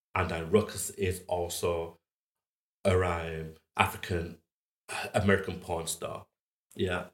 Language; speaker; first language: English; native; English